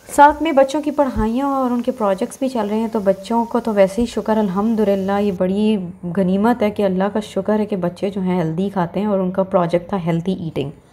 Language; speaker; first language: Urdu; native; Urdu